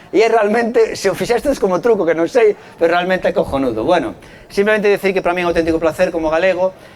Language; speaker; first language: Galician; non-native, local second language; Spanish